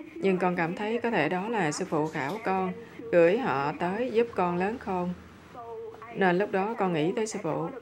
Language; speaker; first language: Vietnamese; native; Vietnamese